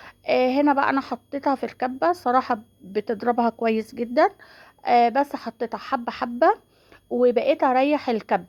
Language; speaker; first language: Arabic; native; Arabic